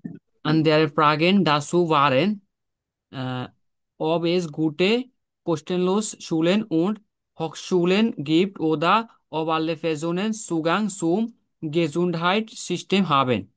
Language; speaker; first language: German; non-native, learner; Bangla